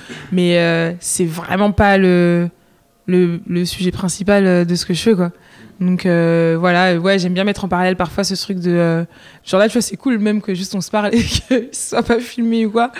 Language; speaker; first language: French; native; French